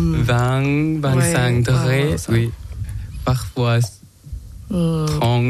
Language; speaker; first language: French; non-native, learner; Thai